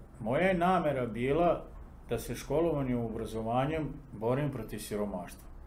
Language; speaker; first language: Serbian; non-native, local second language; Romany